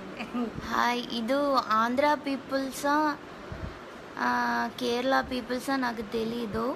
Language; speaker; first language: Telugu; non-native, learner; Malayalam